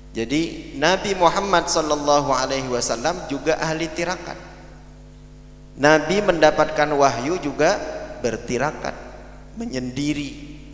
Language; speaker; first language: Indonesian; non-native, local second language; Madurese